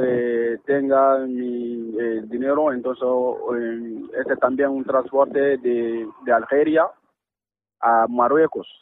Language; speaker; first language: Spanish; non-native, learner; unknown